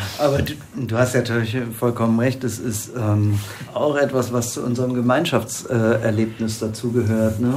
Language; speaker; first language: German; native; German